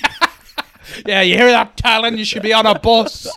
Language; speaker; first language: English; native; English